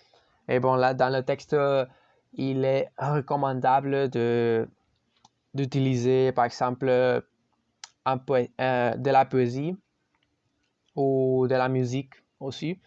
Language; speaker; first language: French; non-native, learner; Spanish